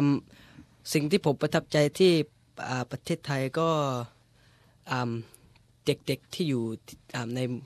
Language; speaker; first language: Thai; early bilingual, heritage; English